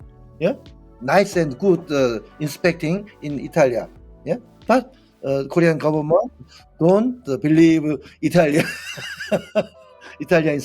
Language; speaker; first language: English; non-native, learner; Korean